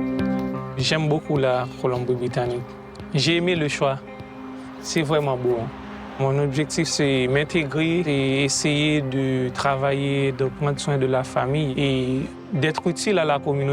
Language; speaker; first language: French; non-native, local second language; Haitian Creole